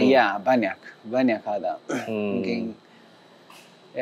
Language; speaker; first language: Indonesian; non-native, learner; Japanese